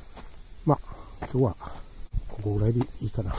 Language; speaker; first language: Japanese; native; Japanese